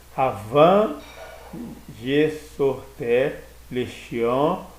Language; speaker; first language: French; non-native, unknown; Portuguese